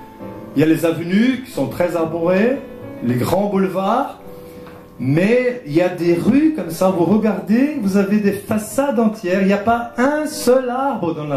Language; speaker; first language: French; non-native, fluent; Portuguese